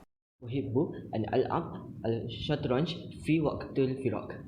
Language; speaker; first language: Arabic; non-native, learner; Malay